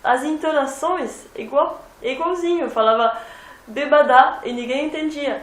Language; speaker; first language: Portuguese; non-native, fluent; French